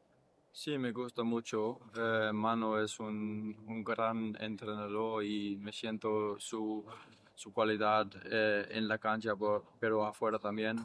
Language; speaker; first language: Spanish; early bilingual, heritage; English